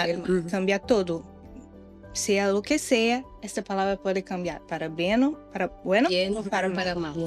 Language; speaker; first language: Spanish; non-native, fluent; Portuguese